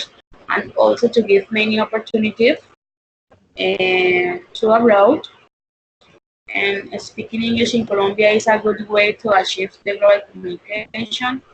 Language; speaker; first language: English; non-native, learner; Spanish